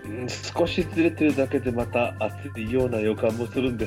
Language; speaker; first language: Japanese; native; Japanese